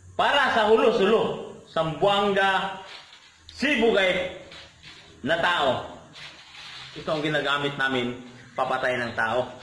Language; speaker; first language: Filipino; non-native, local second language; Cebuano